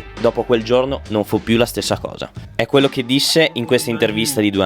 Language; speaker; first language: Italian; native; Italian